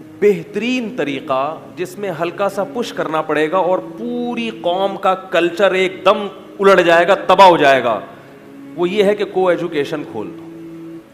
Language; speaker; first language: Urdu; native; Urdu